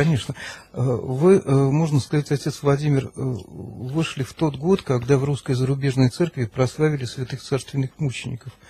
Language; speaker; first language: Russian; native; Russian